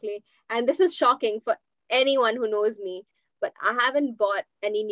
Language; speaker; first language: English; non-native, local second language; Hindi